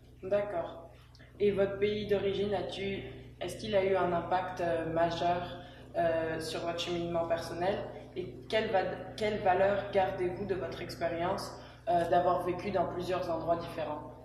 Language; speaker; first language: French; native; French